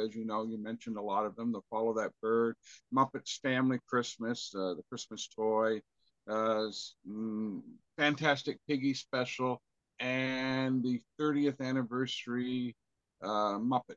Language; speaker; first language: English; native; English